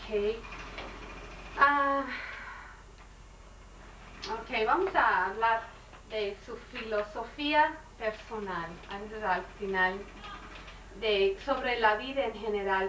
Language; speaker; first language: Spanish; non-native, learner; English